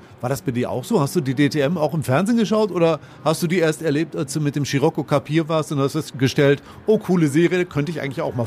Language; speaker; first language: German; native; German